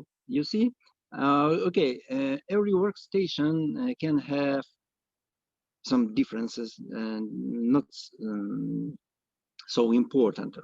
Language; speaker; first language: English; non-native, fluent; Russian